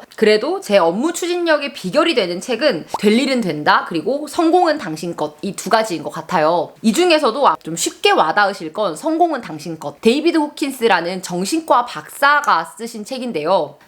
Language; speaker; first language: Korean; native; Korean